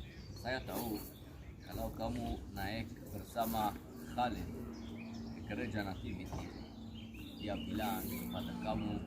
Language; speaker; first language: Indonesian; non-native, fluent; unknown